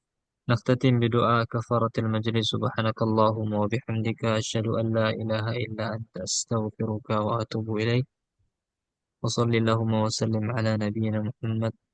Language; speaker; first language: Arabic; non-native, fluent; Indonesian